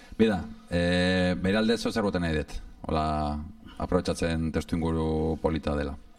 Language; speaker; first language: Basque; native; Basque